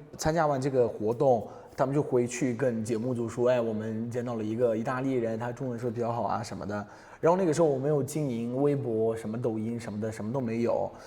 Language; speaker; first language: Chinese; non-native, fluent; Italian